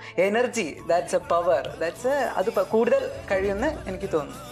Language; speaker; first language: Tamil; non-native, learner; Malayalam